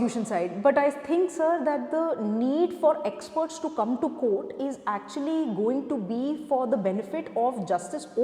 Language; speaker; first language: English; non-native, local second language; Hindi